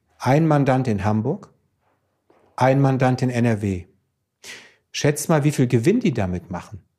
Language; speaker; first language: German; early bilingual, other home language; Greek